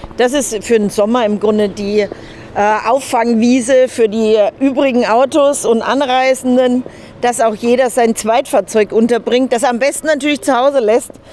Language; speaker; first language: German; native; German